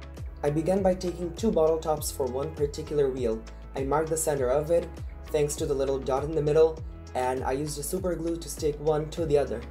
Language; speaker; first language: English; non-native, fluent; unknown